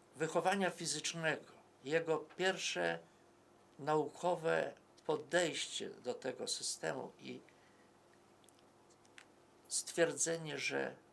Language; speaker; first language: Polish; native; Polish